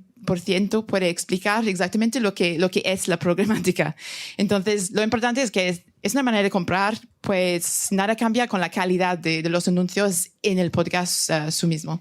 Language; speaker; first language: Spanish; non-native, fluent; English